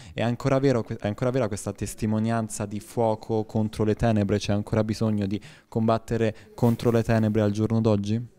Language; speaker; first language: Italian; native; Italian